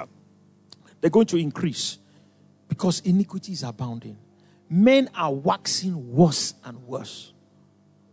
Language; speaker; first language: English; non-native, local second language; Yoruba